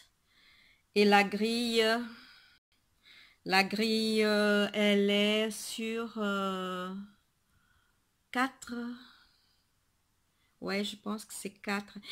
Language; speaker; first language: French; non-native, fluent; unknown